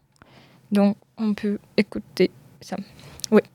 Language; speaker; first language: French; non-native, learner; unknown